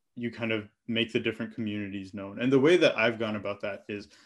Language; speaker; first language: English; native; English